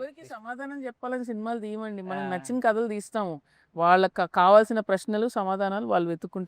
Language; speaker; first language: Telugu; native; Telugu